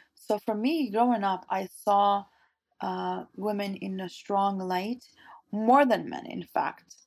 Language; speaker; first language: English; early bilingual, other home language; Arabic